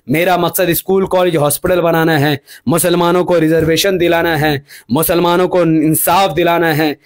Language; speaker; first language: Hindi; non-native, local second language; Urdu